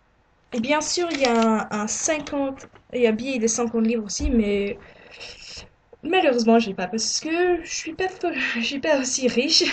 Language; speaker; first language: French; non-native, learner; English